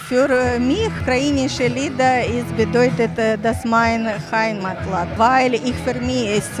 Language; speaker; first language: German; non-native, learner; Ukrainian